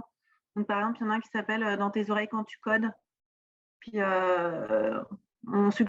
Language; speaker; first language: French; native; French